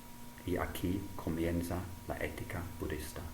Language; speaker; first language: Spanish; non-native, fluent; English